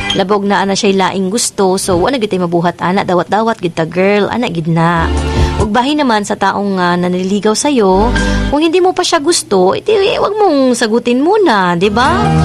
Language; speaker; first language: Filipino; non-native, local second language; Cebuano